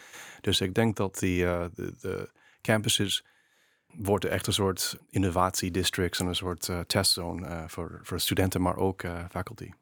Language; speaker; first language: Dutch; non-native, fluent; English